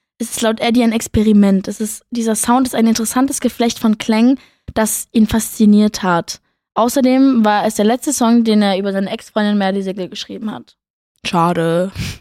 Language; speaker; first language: German; native; German